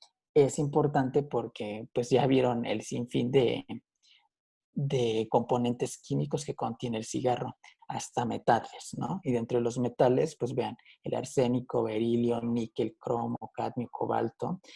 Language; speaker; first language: Spanish; native; Spanish